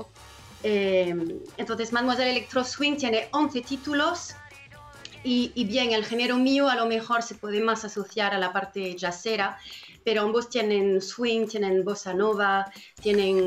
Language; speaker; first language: Spanish; non-native, fluent; French